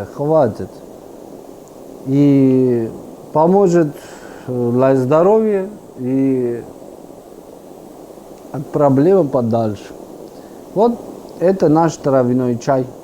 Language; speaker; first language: Russian; non-native, fluent; Persian